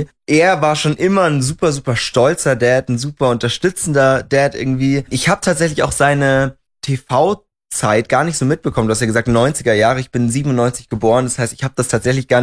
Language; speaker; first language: German; native; German